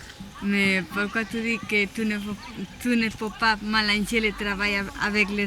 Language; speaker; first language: French; non-native, learner; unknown